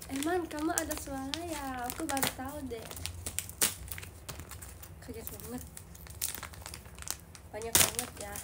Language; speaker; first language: Indonesian; non-native, learner; Japanese